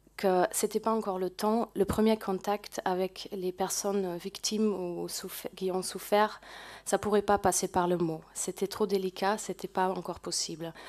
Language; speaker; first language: French; non-native, fluent; German